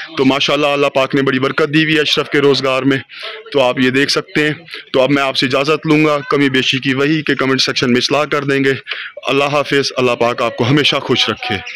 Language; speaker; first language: Urdu; non-native, local second language; Saraiki